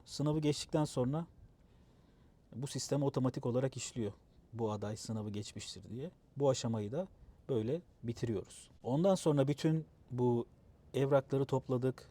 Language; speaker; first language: Turkish; native; Turkish